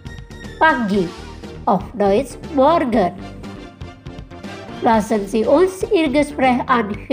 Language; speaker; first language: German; non-native, fluent; Indonesian